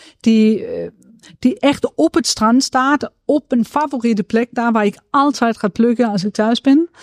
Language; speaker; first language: Dutch; non-native, fluent; Danish